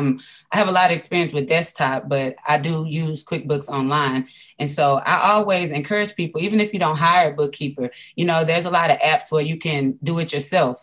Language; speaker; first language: English; native; English